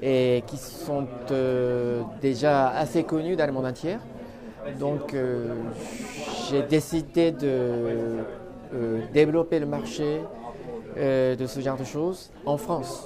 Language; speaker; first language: French; non-native, fluent; Japanese